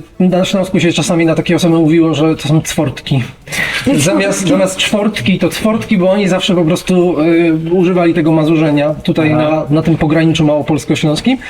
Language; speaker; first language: Polish; native; Polish